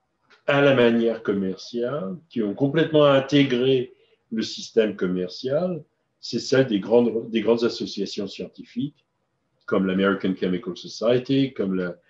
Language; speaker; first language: French; native; French